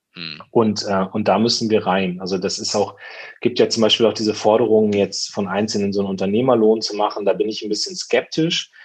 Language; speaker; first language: German; native; German